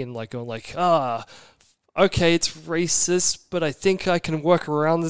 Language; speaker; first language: English; native; English